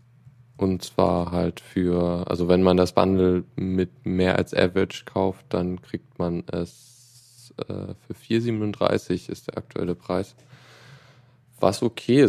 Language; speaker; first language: German; native; German